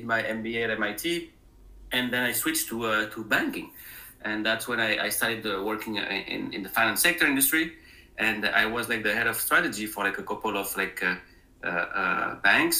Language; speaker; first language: English; non-native, fluent; French